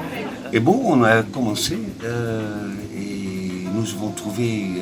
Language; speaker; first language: French; non-native, fluent; Dutch